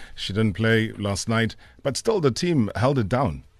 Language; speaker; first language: English; non-native, local second language; Zulu